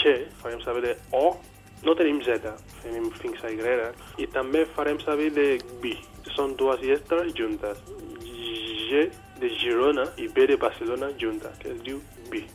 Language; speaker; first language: Catalan; non-native, fluent; Yoruba